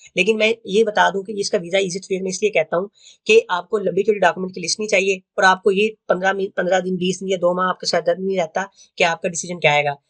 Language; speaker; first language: Urdu; non-native, local second language; Punjabi